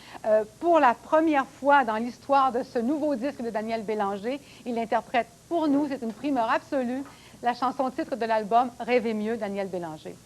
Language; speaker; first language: French; native; French